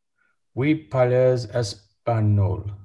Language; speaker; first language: French; non-native, learner; Spanish